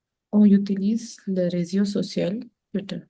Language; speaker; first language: French; non-native, learner; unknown